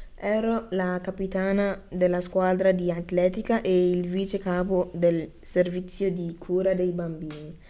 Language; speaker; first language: Italian; early bilingual, other home language; Akan